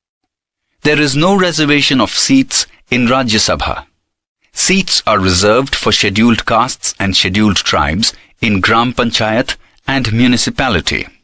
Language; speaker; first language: English; non-native, local second language; Gujarati